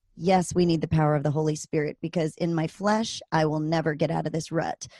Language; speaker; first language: English; native; English